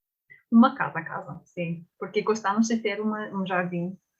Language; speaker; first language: Portuguese; non-native, learner; English